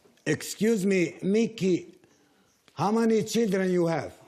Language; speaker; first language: English; non-native, learner; Serbian